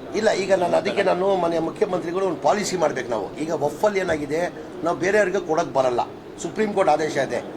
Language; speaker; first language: Kannada; non-native, local second language; Urdu